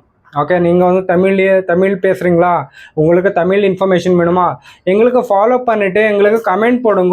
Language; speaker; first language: Tamil; non-native, learner; Telugu